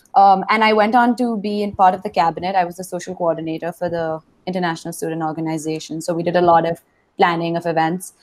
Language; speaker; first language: English; non-native, local second language; Hindi